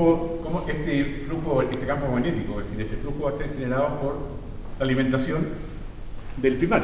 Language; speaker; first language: Spanish; native; Spanish